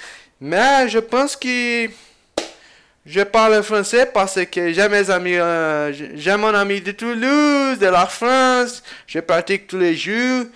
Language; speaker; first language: French; non-native, learner; Portuguese